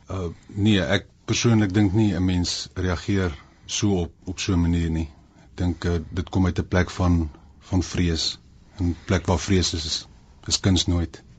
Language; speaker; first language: Afrikaans; native; Afrikaans